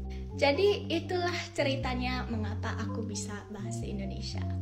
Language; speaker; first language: Indonesian; non-native, fluent; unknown